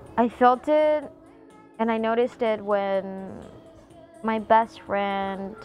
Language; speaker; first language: English; early bilingual, other home language; Spanish